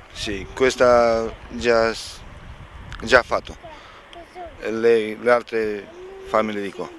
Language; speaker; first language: Italian; non-native, learner; Romanian